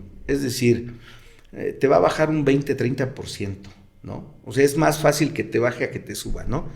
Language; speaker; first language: Spanish; native; Spanish